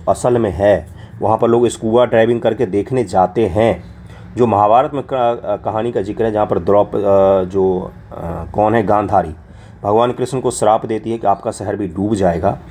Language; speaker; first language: Hindi; non-native, local second language; Maithili